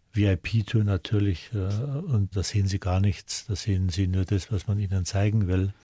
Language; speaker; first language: German; native; German